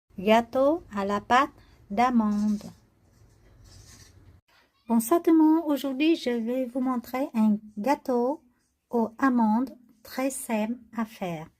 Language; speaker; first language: French; non-native, learner; Vietnamese